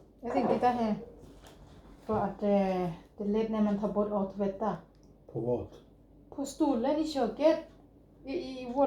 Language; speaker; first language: Swedish; non-native, learner; Thai